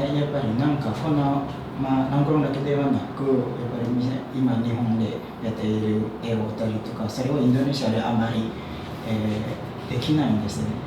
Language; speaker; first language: Japanese; non-native, fluent; Indonesian